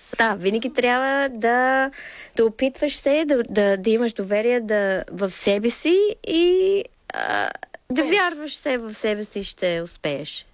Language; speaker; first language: Bulgarian; non-native, fluent; English